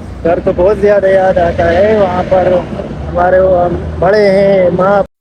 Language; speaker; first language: Hindi; non-native, local second language; Pashto